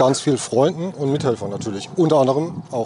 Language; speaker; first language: German; native; German